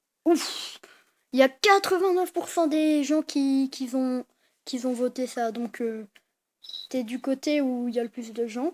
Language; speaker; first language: French; native; French